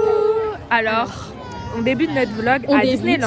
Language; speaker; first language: French; native; French